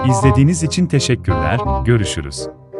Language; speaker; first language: Turkish; native; Turkish